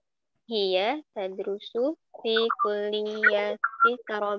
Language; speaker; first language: Arabic; non-native, learner; Indonesian